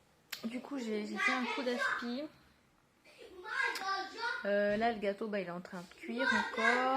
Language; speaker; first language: French; native; French